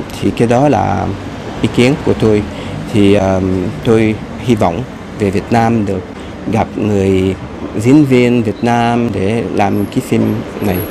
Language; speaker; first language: Vietnamese; early bilingual, heritage; Vietnamese